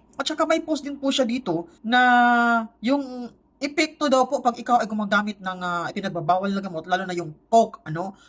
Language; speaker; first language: Filipino; non-native, local second language; Cebuano